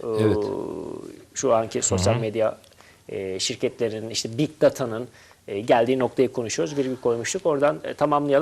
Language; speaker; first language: Turkish; native; Turkish